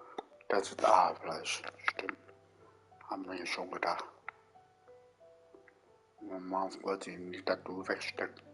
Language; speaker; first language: German; non-native, learner; Vietnamese